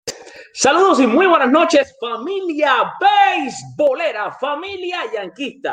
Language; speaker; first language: Spanish; native; Spanish